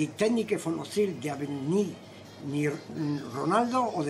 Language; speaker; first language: German; non-native, fluent; Spanish